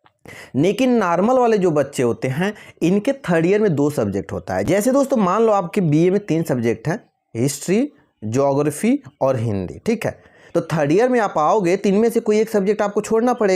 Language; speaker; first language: Hindi; native; Hindi